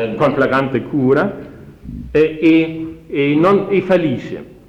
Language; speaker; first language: Italian; non-native, fluent; German